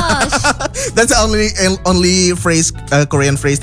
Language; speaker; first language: English; non-native, fluent; Indonesian